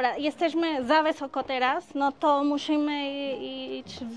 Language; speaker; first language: Polish; non-native, learner; Spanish